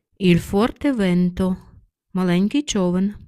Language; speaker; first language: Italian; non-native, learner; Ukrainian